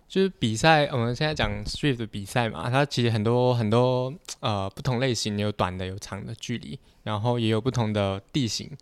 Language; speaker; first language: Chinese; non-native, local second language; Cantonese